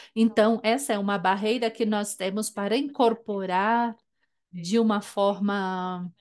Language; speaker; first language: Portuguese; non-native, fluent; German